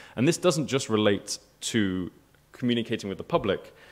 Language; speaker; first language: English; native; English